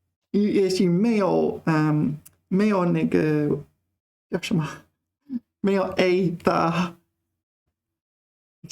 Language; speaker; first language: Chinese; non-native, learner; English